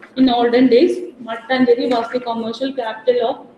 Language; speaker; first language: English; non-native, local second language; Malayalam